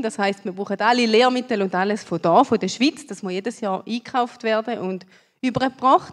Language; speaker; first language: German; native; German